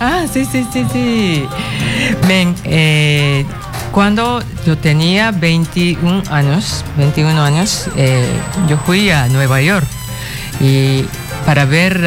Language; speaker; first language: Spanish; non-native, learner; Japanese